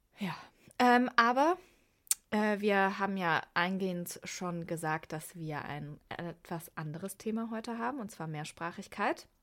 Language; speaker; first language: German; early bilingual, other home language; Persian